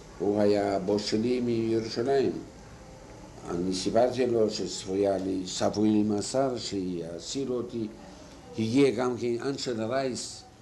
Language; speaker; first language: Hebrew; non-native, fluent; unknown